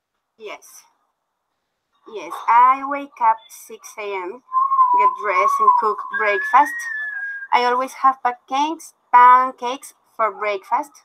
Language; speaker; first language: English; non-native, learner; Spanish